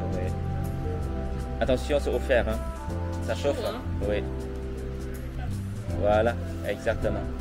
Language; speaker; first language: French; non-native, fluent; Vietnamese